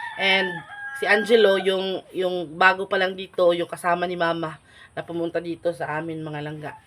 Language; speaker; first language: Filipino; non-native, local second language; Cebuano